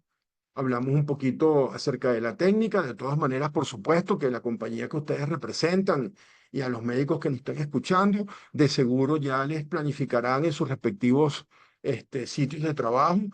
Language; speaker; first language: Spanish; native; Spanish